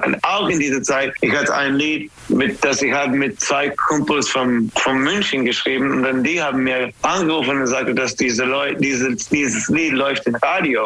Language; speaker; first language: German; non-native, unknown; English